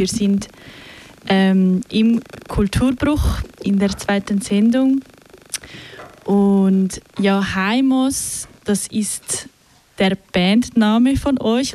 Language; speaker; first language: German; native; German